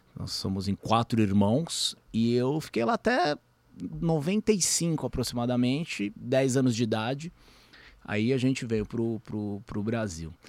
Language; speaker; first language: Portuguese; early bilingual, other home language; Spanish